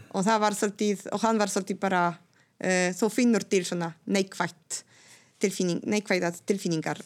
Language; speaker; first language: Icelandic; non-native, fluent; Polish